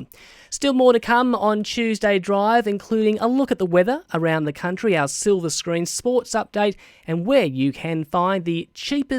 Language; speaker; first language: English; native; English